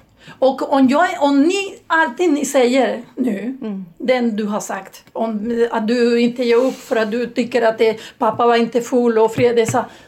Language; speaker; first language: Swedish; non-native, fluent; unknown